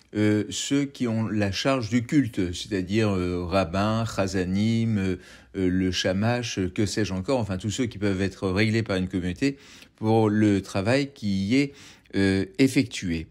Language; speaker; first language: French; native; French